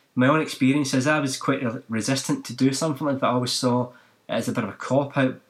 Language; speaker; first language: English; native; English